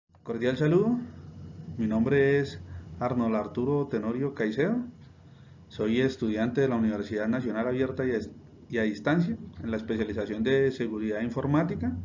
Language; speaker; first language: Spanish; native; Spanish